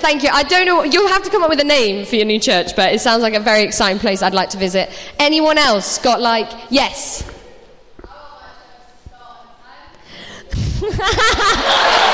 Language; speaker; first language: English; native; English